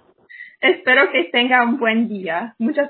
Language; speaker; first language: Spanish; non-native, fluent; English